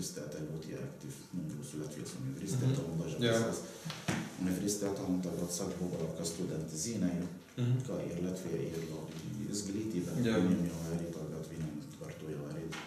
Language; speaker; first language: Latvian; non-native, learner; Arabic